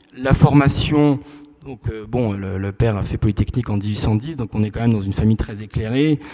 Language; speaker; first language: French; native; French